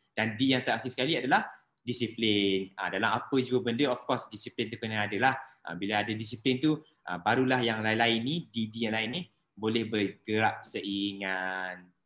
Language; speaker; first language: Malay; native; Malay